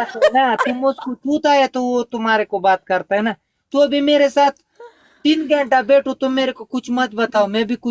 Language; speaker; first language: Hindi; non-native, local second language; Pashto